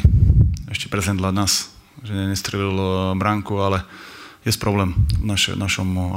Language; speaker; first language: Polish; non-native, learner; Slovak